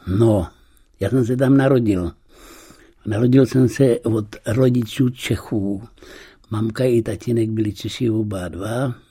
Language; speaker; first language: Czech; early bilingual, heritage; Czech